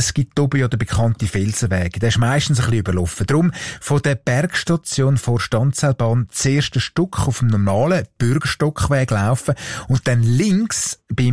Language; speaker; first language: German; native; German